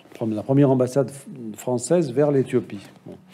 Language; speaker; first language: French; native; French